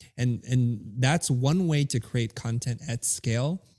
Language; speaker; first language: English; early bilingual, other home language; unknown